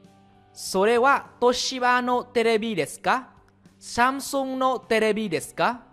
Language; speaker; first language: Japanese; non-native, fluent; Vietnamese